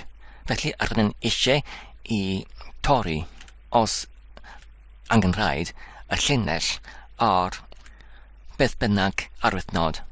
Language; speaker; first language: Welsh; non-native, learner; English